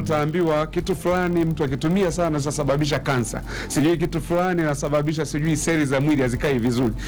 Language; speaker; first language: Swahili; native; Swahili